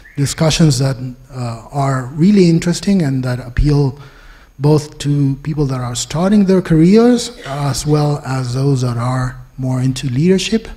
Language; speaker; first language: English; non-native, fluent; Spanish